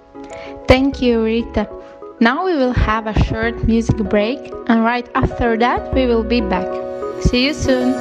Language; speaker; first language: English; non-native, fluent; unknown